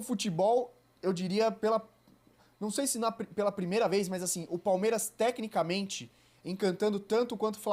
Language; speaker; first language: Portuguese; native; Portuguese